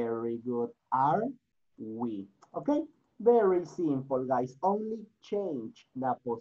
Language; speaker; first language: English; non-native, learner; Spanish